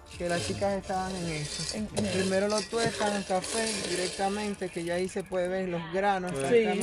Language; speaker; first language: Spanish; native; Spanish